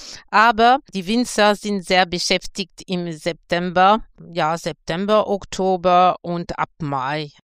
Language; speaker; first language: German; non-native, fluent; French